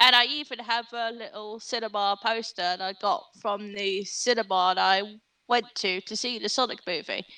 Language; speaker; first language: English; native; English